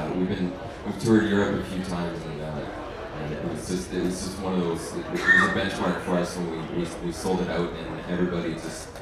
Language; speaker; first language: English; native; English